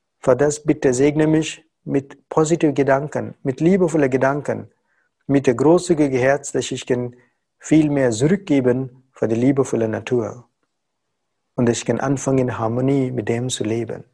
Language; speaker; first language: German; non-native, learner; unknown